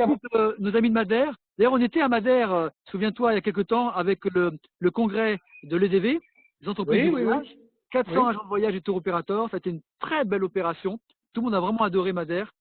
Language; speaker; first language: French; native; French